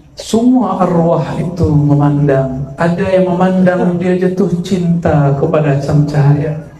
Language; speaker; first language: Malay; native; Malay